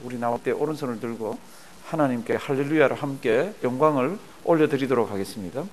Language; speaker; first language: Korean; native; Korean